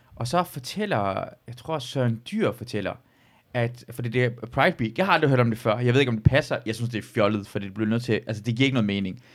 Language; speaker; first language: Danish; early bilingual, other home language; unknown